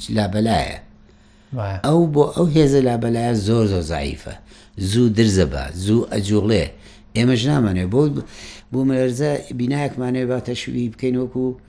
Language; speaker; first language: Central Kurdish; native; Central Kurdish